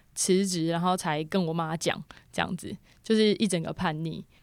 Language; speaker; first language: Chinese; native; Chinese